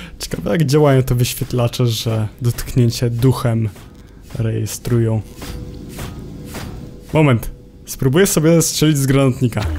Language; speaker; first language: Polish; native; Polish